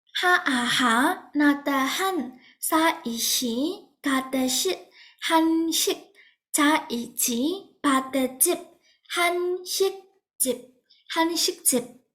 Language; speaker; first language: Korean; non-native, fluent; Burmese